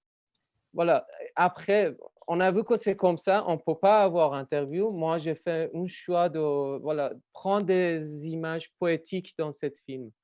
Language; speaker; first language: French; non-native, learner; Persian